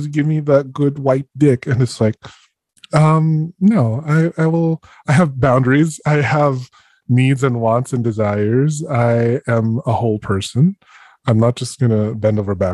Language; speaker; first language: English; non-native, local second language; Filipino